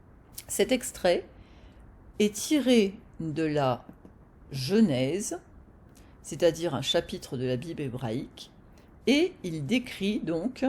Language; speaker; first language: French; native; French